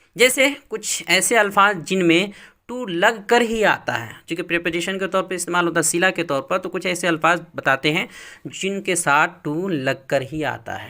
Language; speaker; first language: Urdu; native; Urdu